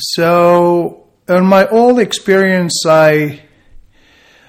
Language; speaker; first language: English; non-native, fluent; Arabic